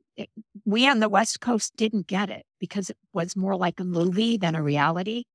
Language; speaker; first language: English; native; English